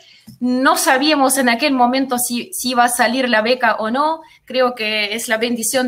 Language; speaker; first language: Spanish; non-native, fluent; Russian